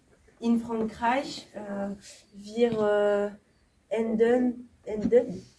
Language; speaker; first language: German; non-native, learner; French